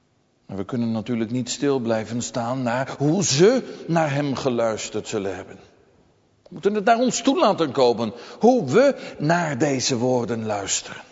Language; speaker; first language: Dutch; native; Dutch